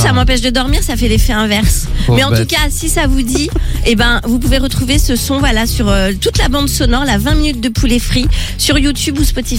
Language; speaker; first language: French; native; French